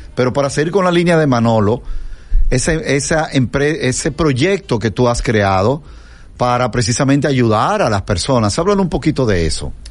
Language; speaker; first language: Spanish; native; Spanish